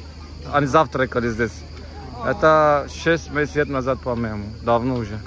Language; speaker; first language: Russian; non-native, learner; Turkish